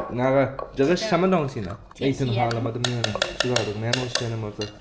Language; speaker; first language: Chinese; non-native, learner; Turkmen